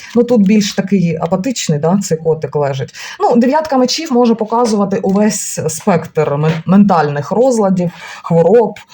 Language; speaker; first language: Ukrainian; non-native, local second language; Russian